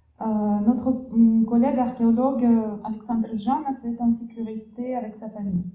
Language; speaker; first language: French; non-native, fluent; Russian